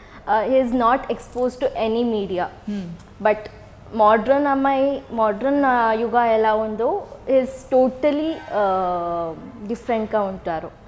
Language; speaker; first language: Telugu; non-native, learner; Kannada